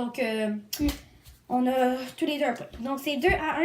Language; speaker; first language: French; native; French